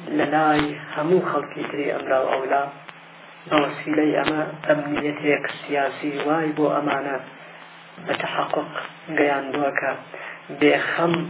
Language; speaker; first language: Central Kurdish; non-native, local second language; Gurani